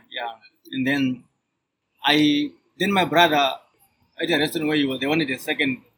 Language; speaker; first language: English; non-native, local second language; Shona